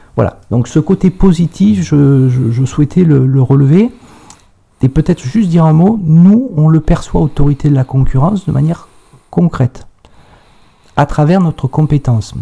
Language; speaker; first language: French; native; French